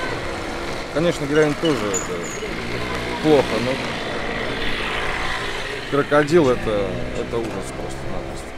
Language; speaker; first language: Russian; native; Russian